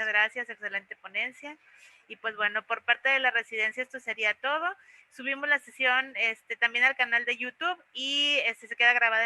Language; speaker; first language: Spanish; native; Spanish